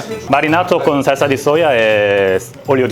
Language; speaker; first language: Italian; non-native, learner; Korean